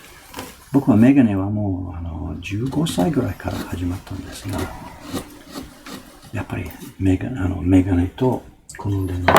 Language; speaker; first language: Japanese; non-native, fluent; English